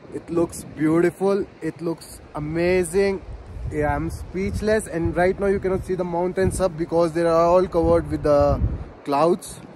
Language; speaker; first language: English; non-native, local second language; Hindi